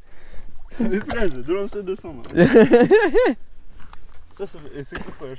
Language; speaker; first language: French; native; French